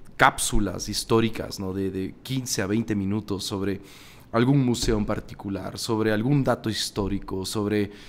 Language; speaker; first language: Spanish; native; Spanish